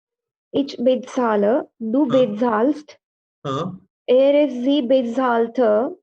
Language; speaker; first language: German; non-native, learner; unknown